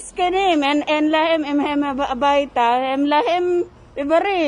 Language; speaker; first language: Hebrew; non-native, learner; Filipino